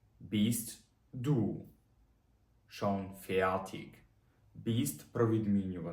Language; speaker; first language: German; non-native, fluent; Ukrainian